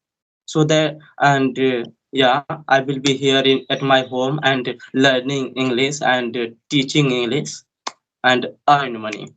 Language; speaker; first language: English; non-native, learner; Hindi